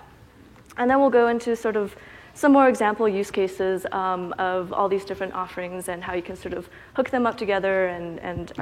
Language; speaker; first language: English; native; English